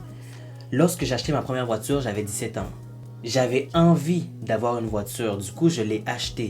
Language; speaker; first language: French; native; French